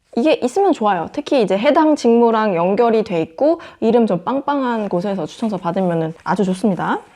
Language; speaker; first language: Korean; native; Korean